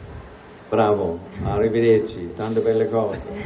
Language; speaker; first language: Italian; non-native, learner; German